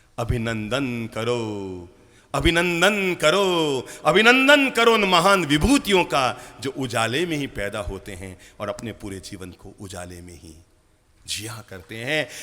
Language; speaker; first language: Hindi; native; Hindi